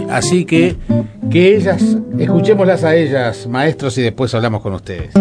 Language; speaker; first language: Spanish; native; Spanish